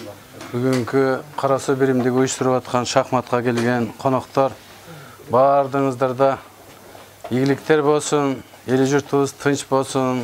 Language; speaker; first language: Kyrgyz; native; Kyrgyz